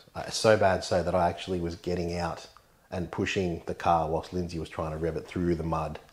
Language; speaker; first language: English; native; English